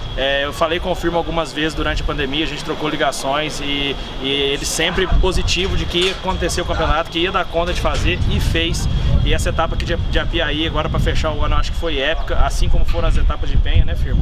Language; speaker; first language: Portuguese; native; Portuguese